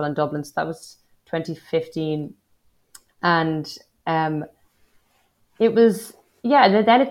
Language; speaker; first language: English; native; English